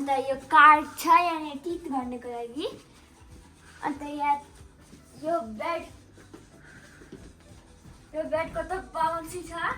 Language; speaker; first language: Nepali; non-native, local second language; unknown